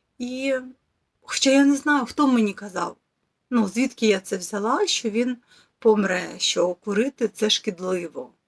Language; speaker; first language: Ukrainian; native; Ukrainian